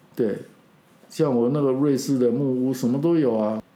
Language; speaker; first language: Chinese; non-native, local second language; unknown